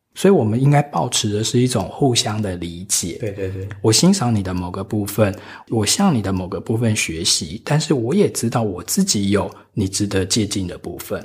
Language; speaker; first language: Chinese; native; Chinese